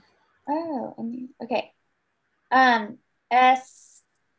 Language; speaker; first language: Spanish; non-native, learner; English